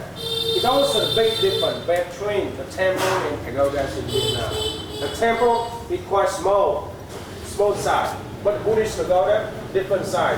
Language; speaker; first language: English; non-native, fluent; Vietnamese